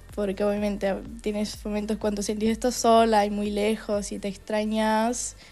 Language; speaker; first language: Spanish; non-native, fluent; Estonian